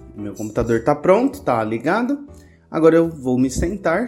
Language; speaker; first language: Portuguese; native; Portuguese